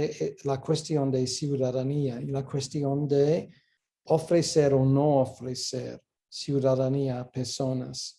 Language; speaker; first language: Spanish; non-native, fluent; English